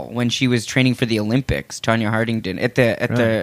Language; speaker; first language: English; native; English